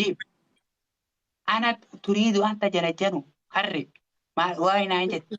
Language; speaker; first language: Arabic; non-native, learner; Oromo